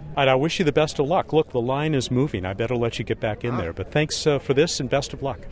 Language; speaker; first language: English; native; English